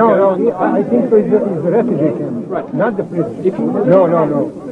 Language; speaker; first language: English; non-native, learner; Bosnian